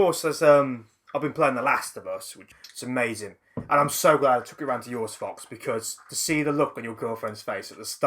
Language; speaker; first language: English; native; English